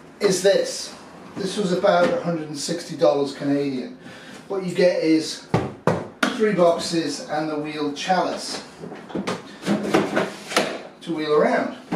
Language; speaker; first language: English; native; English